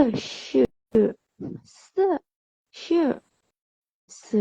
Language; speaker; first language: Chinese; non-native, learner; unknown